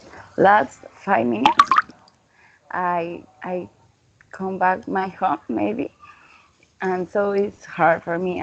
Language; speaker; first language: English; non-native, learner; Spanish